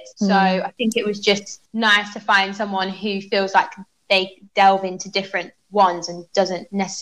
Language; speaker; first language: English; native; English